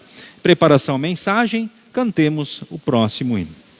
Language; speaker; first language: Portuguese; native; Portuguese